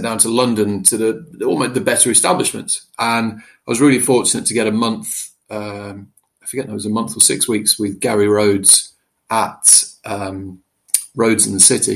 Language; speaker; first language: English; native; English